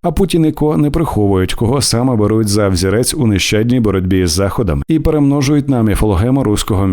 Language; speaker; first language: Ukrainian; native; Ukrainian